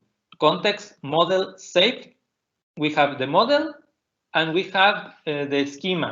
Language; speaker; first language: English; non-native, fluent; Spanish